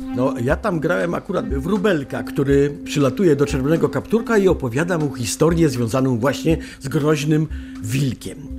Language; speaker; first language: Polish; native; Polish